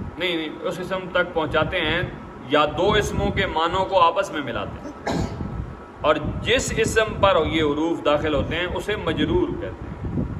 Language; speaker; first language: Urdu; non-native, local second language; Punjabi